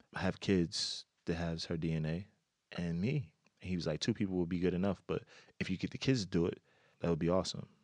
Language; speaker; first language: English; native; English